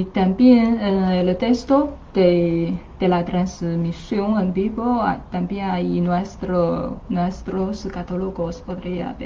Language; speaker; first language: Spanish; non-native, learner; Chinese